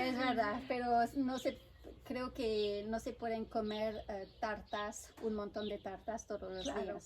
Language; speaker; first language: Spanish; non-native, fluent; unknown